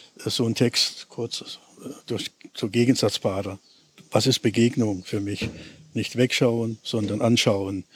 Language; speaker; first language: German; native; German